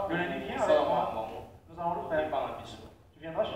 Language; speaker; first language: French; non-native, local second language; Lingala